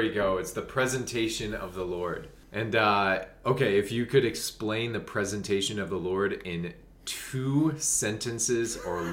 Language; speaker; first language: English; native; English